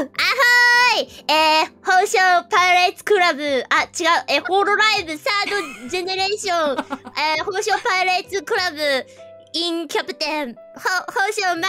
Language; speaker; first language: English; non-native, learner; Japanese